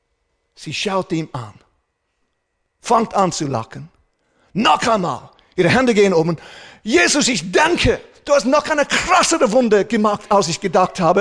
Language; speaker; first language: German; non-native, fluent; English